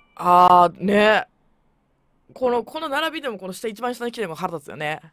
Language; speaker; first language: Japanese; native; Japanese